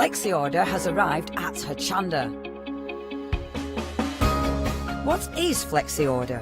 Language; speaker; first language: English; native; English